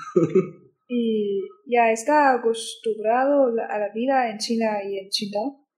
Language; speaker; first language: Spanish; non-native, learner; Chinese